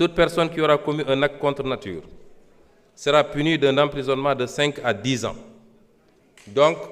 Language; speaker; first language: French; non-native, local second language; Wolof